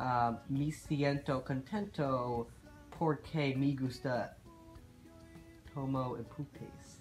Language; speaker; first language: Spanish; non-native, learner; English